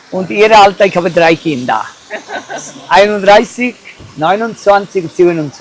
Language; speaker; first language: German; non-native, learner; Bangla